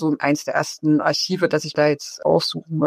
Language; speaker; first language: German; native; German